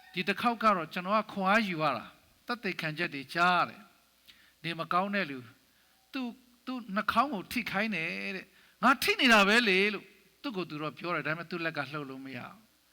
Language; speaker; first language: Burmese; non-native, local second language; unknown